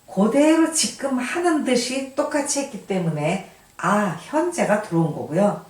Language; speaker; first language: Korean; native; Korean